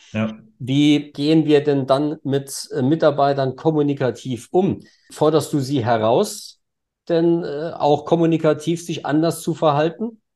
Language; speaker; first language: German; native; German